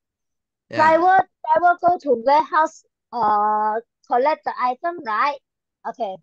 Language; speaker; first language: English; non-native, learner; Malay